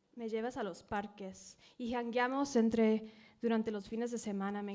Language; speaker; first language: Spanish; early bilingual, heritage; Spanish